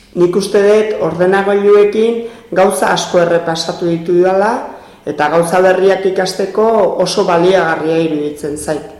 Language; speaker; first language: Basque; non-native, local second language; Spanish